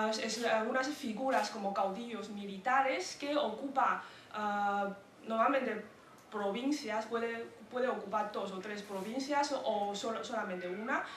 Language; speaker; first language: Spanish; non-native, fluent; Chinese